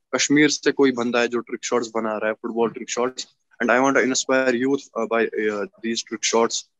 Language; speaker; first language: Hindi; native; Hindi